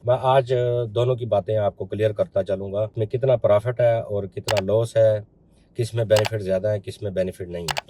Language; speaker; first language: Urdu; non-native, local second language; Punjabi